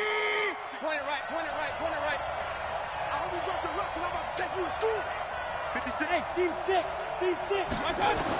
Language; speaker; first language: English; native; English